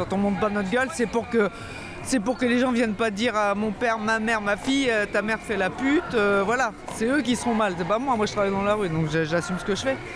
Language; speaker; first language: French; native; French